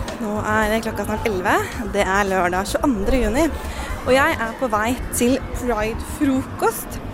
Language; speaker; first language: Norwegian; native; Norwegian